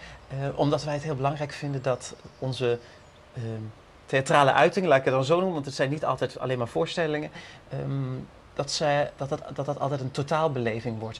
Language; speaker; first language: Dutch; native; Dutch